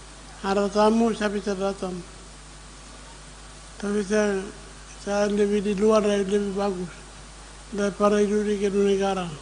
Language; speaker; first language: Indonesian; non-native, local second language; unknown